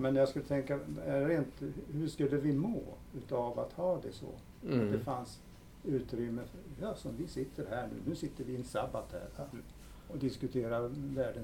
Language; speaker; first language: Swedish; native; Swedish